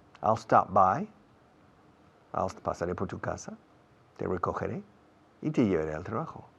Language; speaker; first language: Spanish; non-native, fluent; English